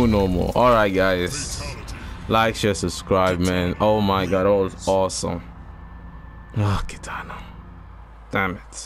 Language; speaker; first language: English; native; English